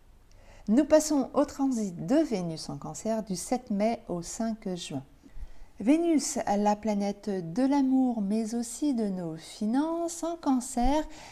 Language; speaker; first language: French; native; French